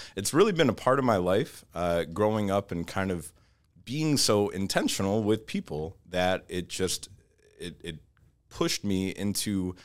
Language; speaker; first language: English; native; English